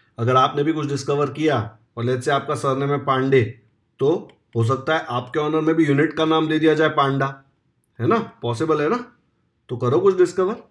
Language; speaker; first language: Hindi; non-native, local second language; Marathi